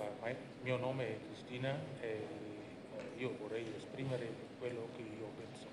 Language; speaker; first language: Italian; non-native, learner; Indonesian